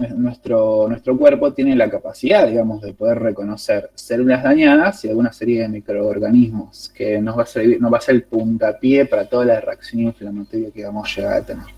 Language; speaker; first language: Spanish; native; Spanish